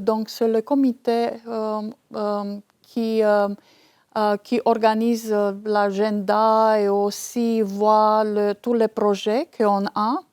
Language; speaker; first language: French; non-native, fluent; Romanian